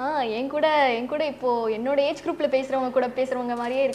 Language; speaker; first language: Tamil; native; Tamil